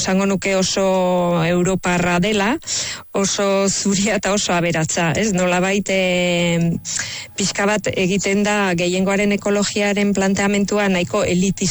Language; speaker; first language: Basque; native; Basque